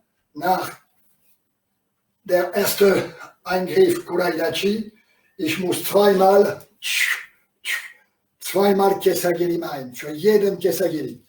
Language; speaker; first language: German; non-native, learner; French